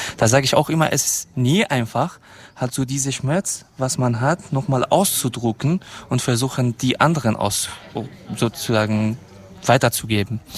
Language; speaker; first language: German; non-native, fluent; Kurdish